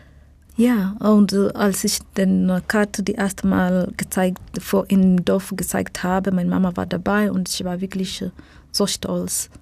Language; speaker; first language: German; non-native, learner; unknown